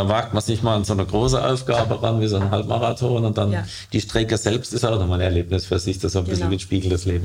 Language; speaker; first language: German; native; German